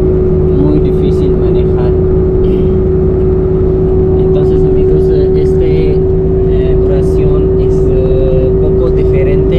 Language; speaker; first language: Spanish; non-native, learner; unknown